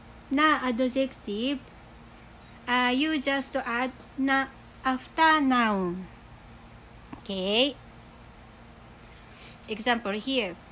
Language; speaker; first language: English; non-native, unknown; Japanese